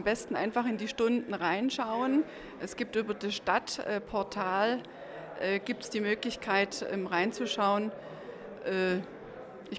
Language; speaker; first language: German; native; German